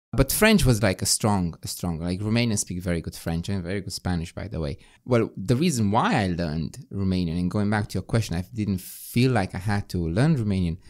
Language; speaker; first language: English; non-native, fluent; Romanian